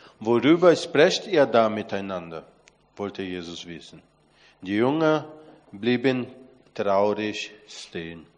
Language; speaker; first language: German; non-native, fluent; Portuguese